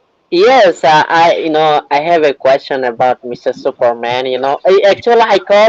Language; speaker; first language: English; non-native, learner; Bangla